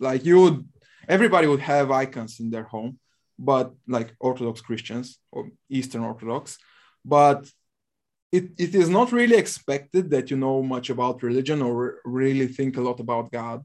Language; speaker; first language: English; non-native, fluent; Bulgarian